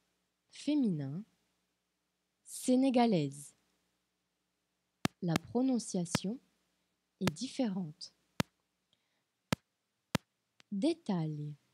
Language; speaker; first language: French; non-native, fluent; Portuguese